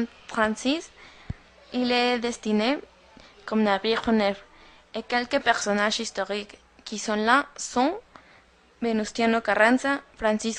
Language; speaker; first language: French; non-native, learner; Spanish